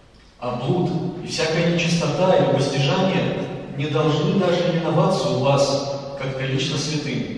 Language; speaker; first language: Russian; native; Russian